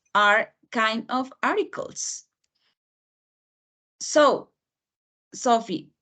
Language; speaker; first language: English; non-native, fluent; Spanish